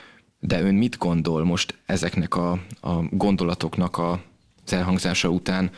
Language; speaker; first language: Hungarian; native; Hungarian